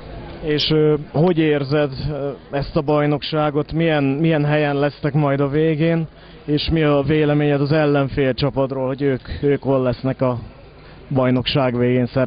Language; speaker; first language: Hungarian; non-native, learner; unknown